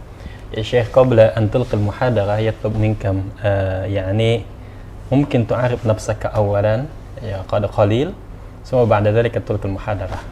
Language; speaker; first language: Arabic; non-native, learner; Indonesian